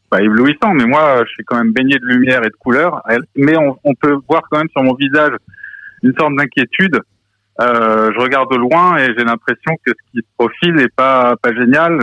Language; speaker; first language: French; early bilingual, other home language; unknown